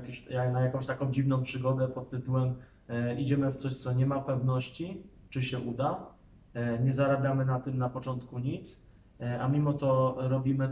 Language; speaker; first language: Polish; native; Polish